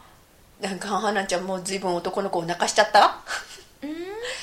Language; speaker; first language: Japanese; native; Japanese